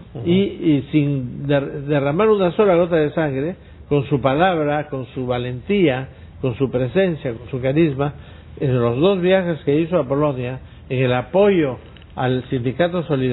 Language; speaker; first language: Spanish; native; Spanish